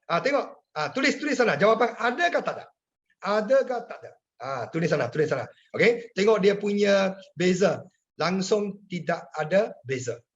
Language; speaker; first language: Malay; non-native, local second language; Chinese